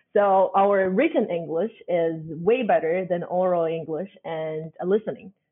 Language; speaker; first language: English; non-native, fluent; Chinese